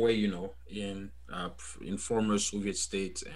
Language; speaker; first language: English; non-native, fluent; French